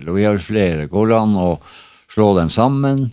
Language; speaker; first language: Swedish; non-native, learner; Norwegian